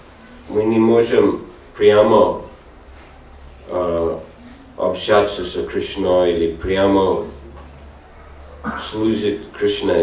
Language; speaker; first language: Russian; non-native, learner; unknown